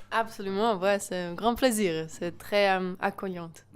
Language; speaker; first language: French; non-native, local second language; German